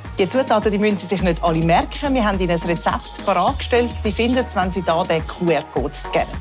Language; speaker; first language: German; native; German